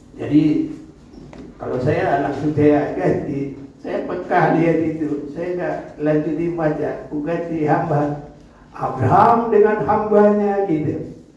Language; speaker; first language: Indonesian; non-native, local second language; Batak Toba